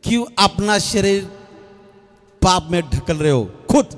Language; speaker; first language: Hindi; non-native, local second language; Marathi